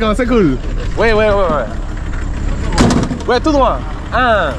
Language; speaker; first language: French; non-native, learner; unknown